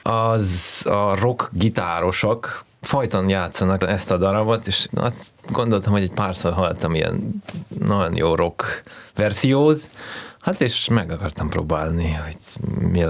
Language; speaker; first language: Hungarian; non-native, fluent; Russian